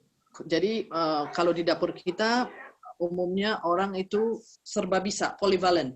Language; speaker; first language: Indonesian; early bilingual, heritage; Indonesian